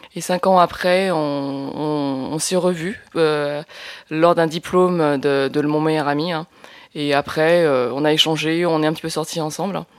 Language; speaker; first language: French; early bilingual, other home language; Lao